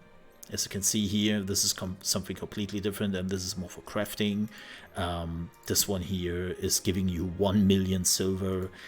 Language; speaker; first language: English; non-native, fluent; German